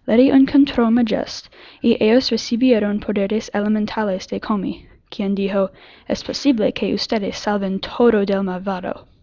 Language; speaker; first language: Spanish; non-native, learner; English